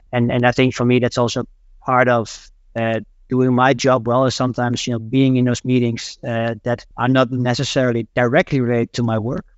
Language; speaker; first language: English; non-native, fluent; Dutch